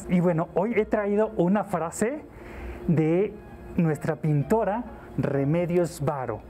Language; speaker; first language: Spanish; native; Spanish